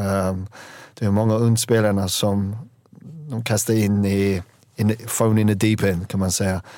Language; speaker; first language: Swedish; non-native, learner; English